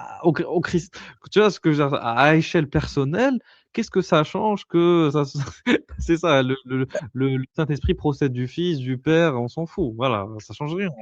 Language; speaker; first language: French; native; French